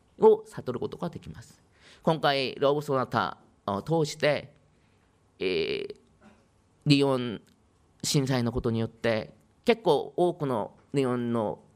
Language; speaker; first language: Japanese; non-native, fluent; Korean